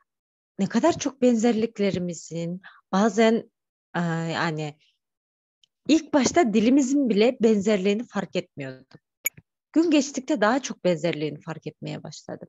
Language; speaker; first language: Turkish; non-native, fluent; Kyrgyz